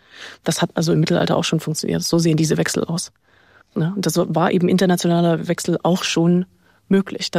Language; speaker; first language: German; native; German